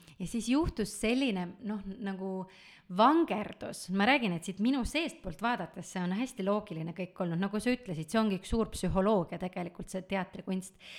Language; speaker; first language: Estonian; native; Estonian